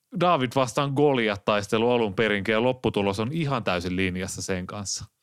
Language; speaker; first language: Finnish; native; Finnish